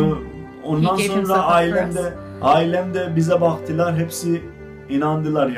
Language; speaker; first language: Turkish; non-native, learner; Azerbaijani